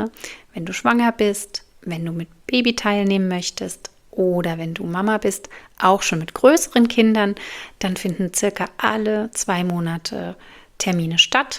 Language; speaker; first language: German; native; German